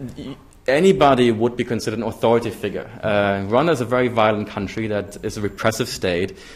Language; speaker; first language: English; non-native, fluent; German